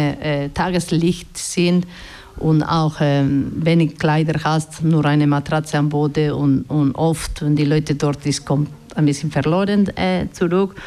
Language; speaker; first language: German; non-native, fluent; Basque